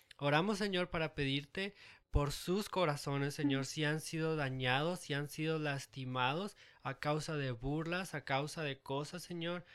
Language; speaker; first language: Spanish; early bilingual, heritage; Spanish